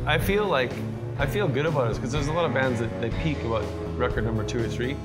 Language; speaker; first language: English; native; English